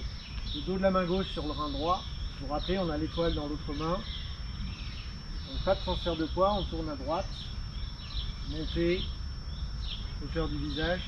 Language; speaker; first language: French; native; French